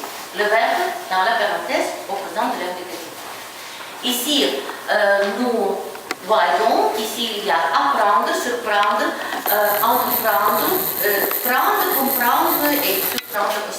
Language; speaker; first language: French; non-native, fluent; Ukrainian